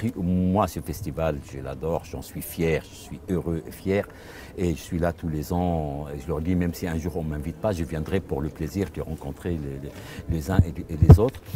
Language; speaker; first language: French; non-native, local second language; Arabic